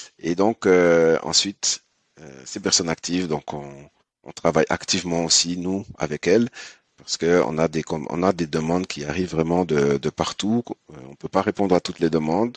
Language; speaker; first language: French; early bilingual, other home language; Haitian Creole